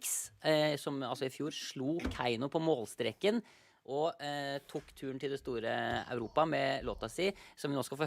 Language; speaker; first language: Norwegian; native; Norwegian